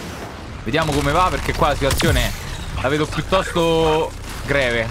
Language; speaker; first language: Italian; native; Italian